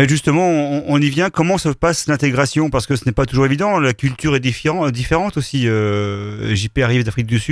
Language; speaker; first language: French; native; French